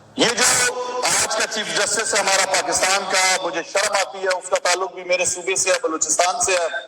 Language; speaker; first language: Urdu; non-native, local second language; Pashto